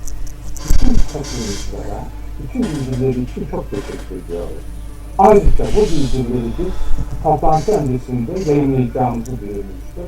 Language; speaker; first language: Turkish; native; Turkish